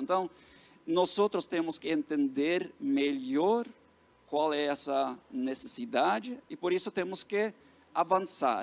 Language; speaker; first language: Portuguese; non-native, fluent; Norwegian